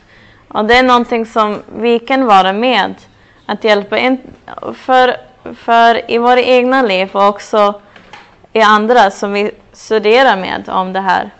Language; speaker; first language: Swedish; non-native, fluent; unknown